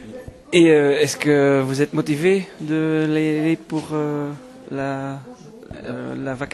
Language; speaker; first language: French; non-native, local second language; Dutch